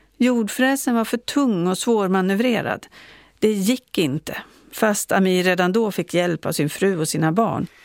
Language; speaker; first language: Swedish; native; Swedish